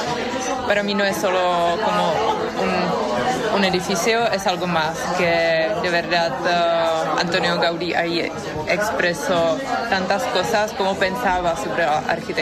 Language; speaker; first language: Spanish; non-native, fluent; Czech